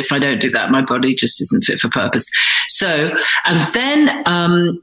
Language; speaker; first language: English; native; English